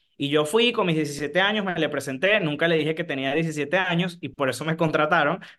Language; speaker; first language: Spanish; native; Spanish